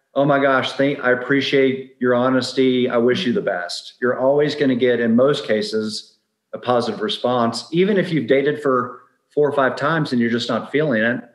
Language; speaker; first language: English; native; English